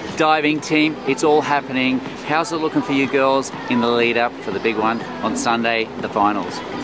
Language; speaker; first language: English; native; English